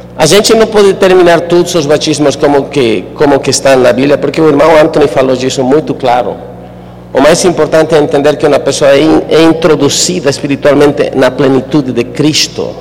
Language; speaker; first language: Portuguese; non-native, fluent; Spanish